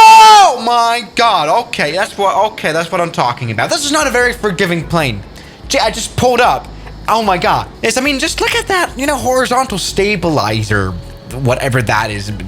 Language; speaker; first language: English; non-native, fluent; German